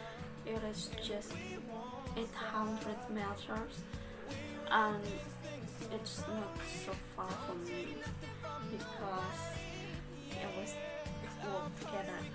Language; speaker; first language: English; non-native, learner; Balinese